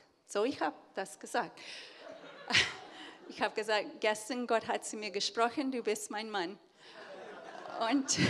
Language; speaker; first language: German; early bilingual, heritage; English